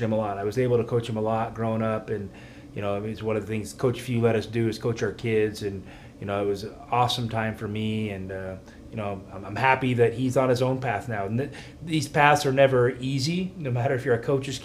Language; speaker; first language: English; native; English